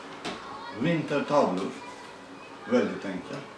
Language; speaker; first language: Swedish; non-native, learner; Persian